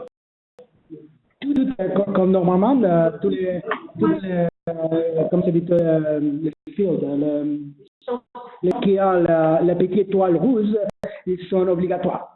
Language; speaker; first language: French; non-native, learner; Spanish